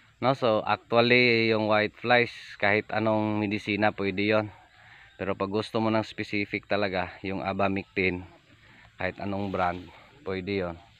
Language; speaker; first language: Filipino; non-native, local second language; Cebuano